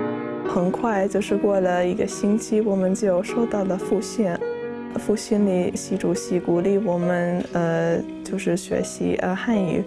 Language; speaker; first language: Chinese; non-native, fluent; Hungarian